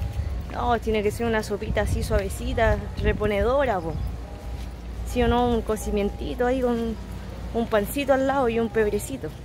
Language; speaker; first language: Spanish; native; Spanish